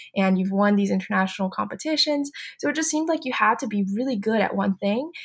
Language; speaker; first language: English; non-native, fluent; Chinese